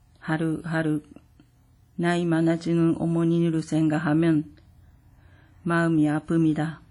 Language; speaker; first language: Korean; non-native, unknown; Japanese